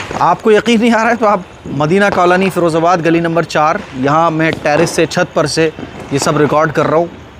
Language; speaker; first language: Urdu; native; Urdu